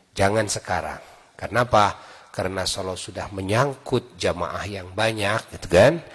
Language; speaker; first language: Indonesian; non-native, local second language; Sundanese